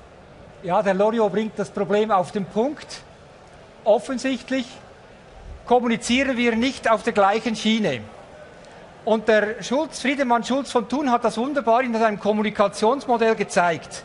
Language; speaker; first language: German; native; German